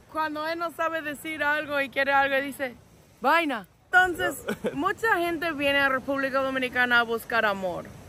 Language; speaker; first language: Spanish; non-native, fluent; English